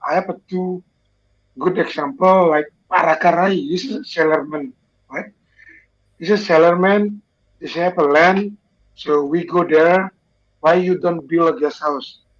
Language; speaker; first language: English; non-native, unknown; Indonesian